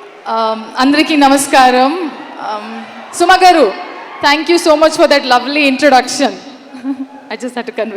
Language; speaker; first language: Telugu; non-native, learner; Kannada